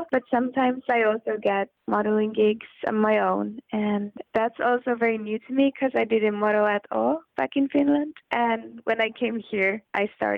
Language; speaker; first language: English; non-native, fluent; Finnish